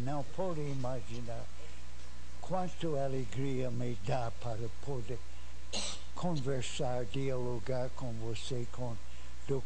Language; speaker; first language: Portuguese; non-native, fluent; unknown